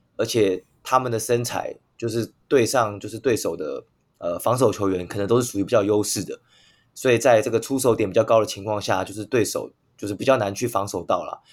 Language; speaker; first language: Chinese; native; Chinese